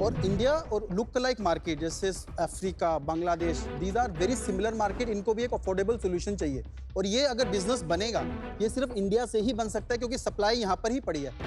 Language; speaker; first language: Hindi; native; Hindi